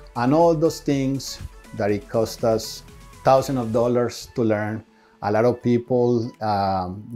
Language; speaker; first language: English; non-native, fluent; Spanish